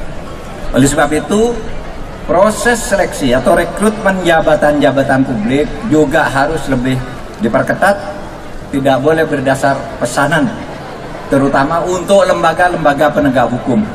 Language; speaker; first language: Indonesian; native; Indonesian